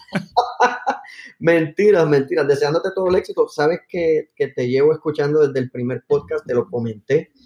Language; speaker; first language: Spanish; native; Spanish